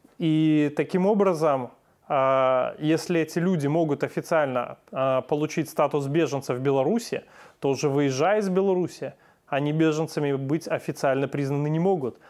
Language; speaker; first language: Russian; native; Russian